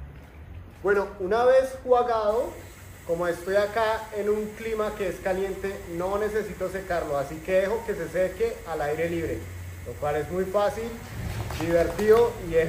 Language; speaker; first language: Spanish; native; Spanish